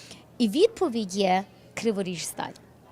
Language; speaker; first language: Ukrainian; early bilingual, heritage; English